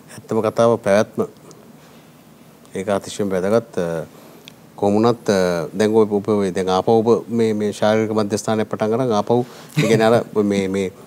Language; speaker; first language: Sinhala; native; Sinhala